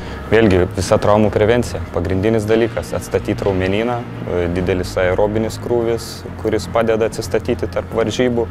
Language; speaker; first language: Lithuanian; native; Lithuanian